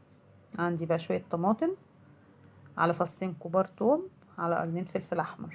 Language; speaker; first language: Arabic; native; Arabic